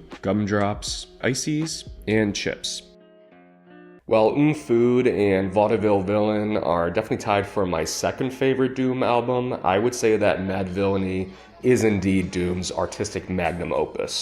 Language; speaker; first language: English; native; English